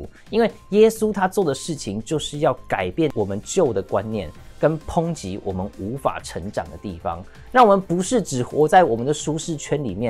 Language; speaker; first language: Chinese; native; Chinese